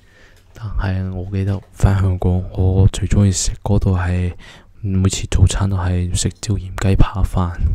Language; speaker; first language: Cantonese; early bilingual, heritage; Cantonese